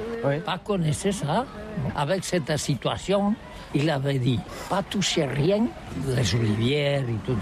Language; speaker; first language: French; non-native, learner; Catalan